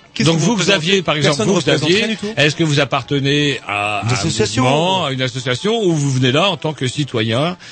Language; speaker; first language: French; native; French